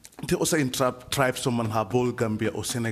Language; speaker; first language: Danish; non-native, fluent; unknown